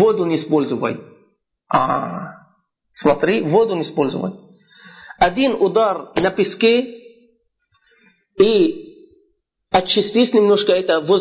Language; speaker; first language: Russian; non-native, fluent; Arabic